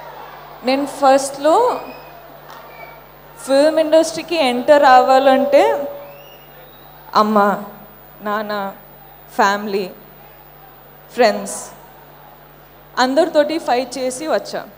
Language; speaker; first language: Telugu; non-native, fluent; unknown